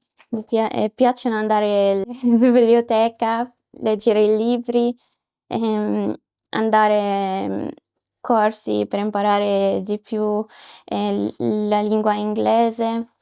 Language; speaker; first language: Italian; non-native, learner; Arabic